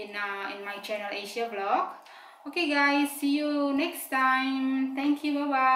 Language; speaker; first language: English; non-native, fluent; Indonesian